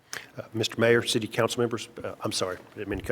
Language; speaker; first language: English; native; English